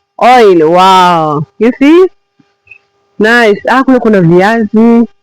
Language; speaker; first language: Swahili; native; Swahili